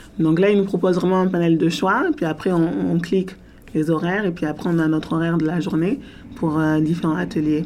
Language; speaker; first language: French; native; French